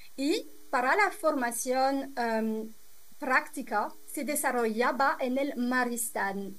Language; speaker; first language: Spanish; non-native, fluent; French